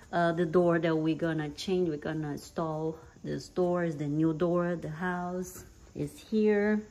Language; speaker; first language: English; non-native, fluent; Portuguese